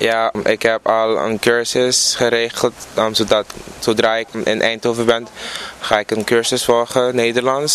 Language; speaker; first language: Dutch; non-native, local second language; Papiamento